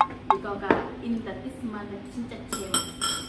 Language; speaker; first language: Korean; non-native, learner; Vietnamese